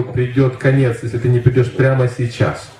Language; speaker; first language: Russian; native; Russian